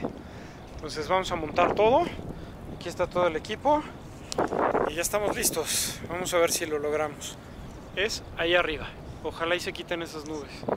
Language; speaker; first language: Spanish; native; Spanish